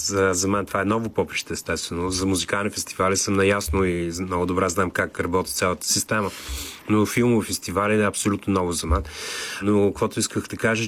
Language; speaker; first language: Bulgarian; native; Bulgarian